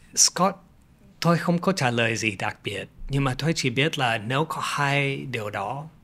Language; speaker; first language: Vietnamese; non-native, fluent; English